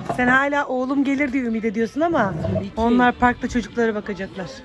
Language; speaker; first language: Turkish; native; Turkish